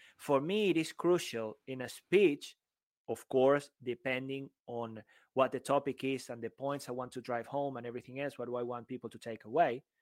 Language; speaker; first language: English; non-native, fluent; Spanish